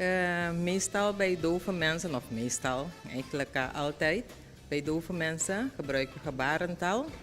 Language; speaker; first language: Dutch; non-native, local second language; Papiamento